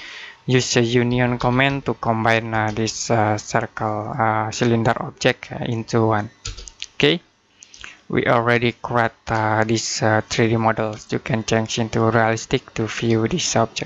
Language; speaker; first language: English; non-native, learner; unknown